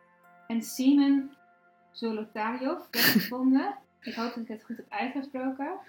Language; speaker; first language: Dutch; native; Dutch